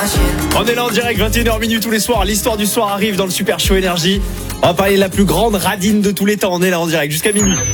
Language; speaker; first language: French; native; French